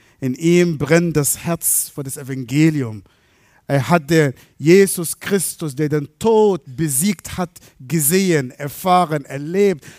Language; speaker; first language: German; non-native, fluent; Arabic